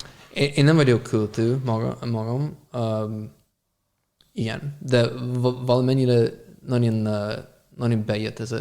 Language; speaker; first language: Hungarian; non-native, fluent; English